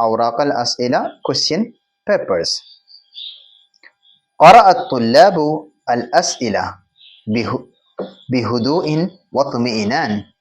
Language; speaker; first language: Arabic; non-native, fluent; Malayalam